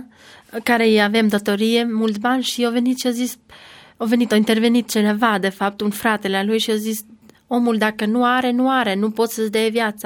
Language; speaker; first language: Romanian; non-native, learner; Albanian